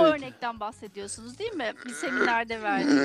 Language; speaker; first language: Turkish; native; Turkish